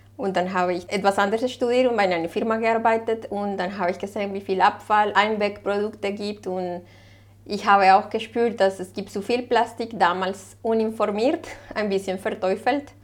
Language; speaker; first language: German; non-native, fluent; Spanish